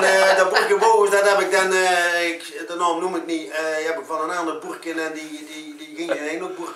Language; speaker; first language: Dutch; native; Dutch